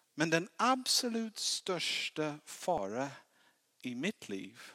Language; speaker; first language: Swedish; non-native, fluent; English